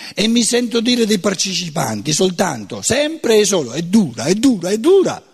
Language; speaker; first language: Italian; native; Italian